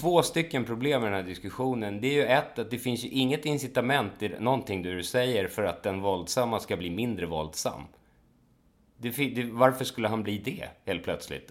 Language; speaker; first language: Swedish; native; Swedish